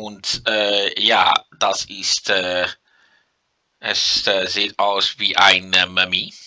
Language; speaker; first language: German; non-native, learner; Dutch